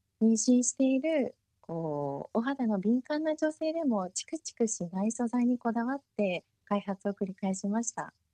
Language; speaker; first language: Japanese; early bilingual, heritage; Japanese